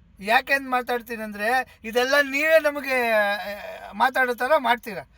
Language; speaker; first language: Kannada; non-native, local second language; Gujarati